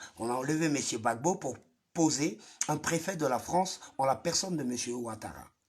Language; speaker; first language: French; non-native, local second language; Lingala